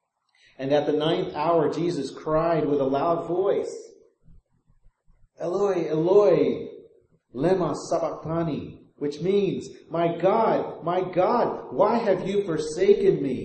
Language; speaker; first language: English; native; English